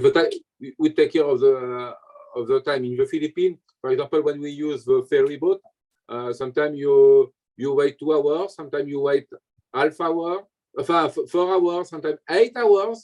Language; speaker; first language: English; non-native, learner; French